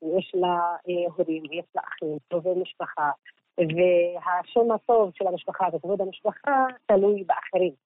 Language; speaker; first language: Hebrew; non-native, local second language; Arabic